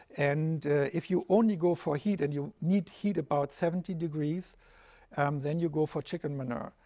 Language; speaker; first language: English; non-native, fluent; German